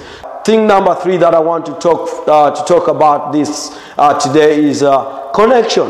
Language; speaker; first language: English; non-native, local second language; Swahili